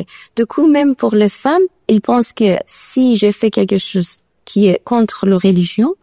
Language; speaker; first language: French; non-native, learner; Persian